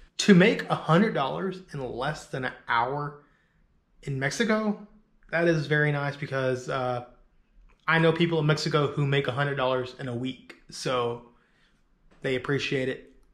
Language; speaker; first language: English; native; English